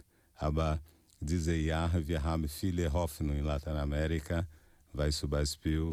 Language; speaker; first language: German; non-native, fluent; Portuguese